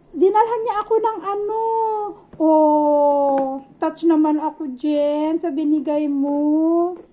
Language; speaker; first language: Filipino; native; Filipino